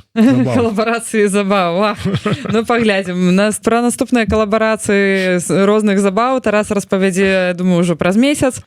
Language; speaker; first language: Belarusian; non-native, local second language; Russian